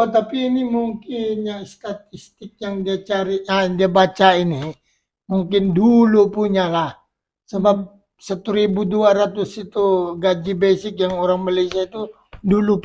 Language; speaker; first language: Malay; non-native, local second language; Filipino